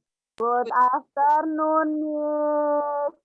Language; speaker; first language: English; non-native, learner; Indonesian